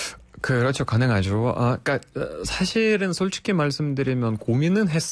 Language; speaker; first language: Korean; non-native, fluent; Russian